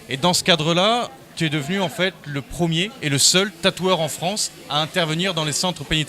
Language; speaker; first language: French; native; French